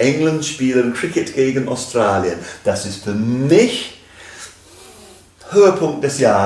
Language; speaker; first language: German; non-native, fluent; English